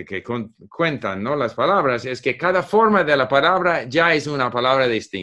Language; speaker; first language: Spanish; non-native, fluent; English